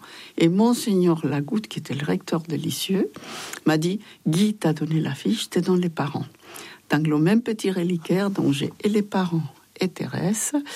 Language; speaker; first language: French; non-native, fluent; Spanish